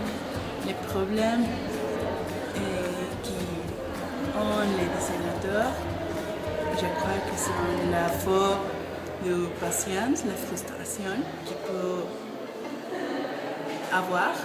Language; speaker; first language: French; non-native, learner; Spanish